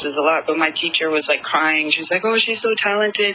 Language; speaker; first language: English; non-native, fluent; Russian